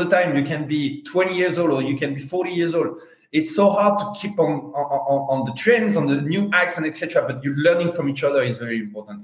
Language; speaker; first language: English; non-native, fluent; French